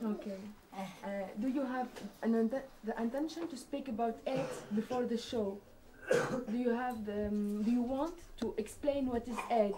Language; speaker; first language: English; non-native, learner; French